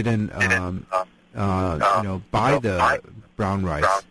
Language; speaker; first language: English; non-native, local second language; Cantonese